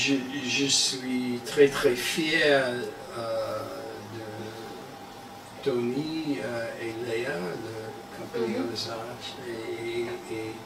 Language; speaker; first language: French; non-native, learner; English